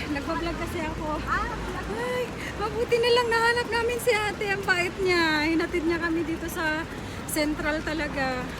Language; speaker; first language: Filipino; native; Filipino